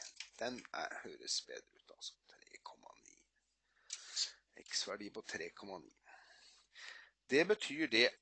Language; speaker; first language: Norwegian; native; Norwegian